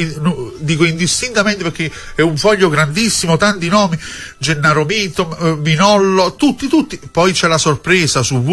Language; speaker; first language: Italian; native; Italian